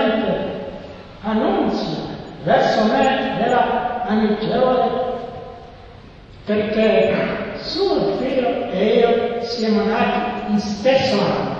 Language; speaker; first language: Italian; non-native, learner; Serbian